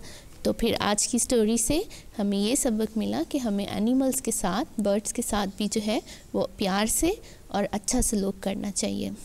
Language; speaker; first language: Urdu; native; Urdu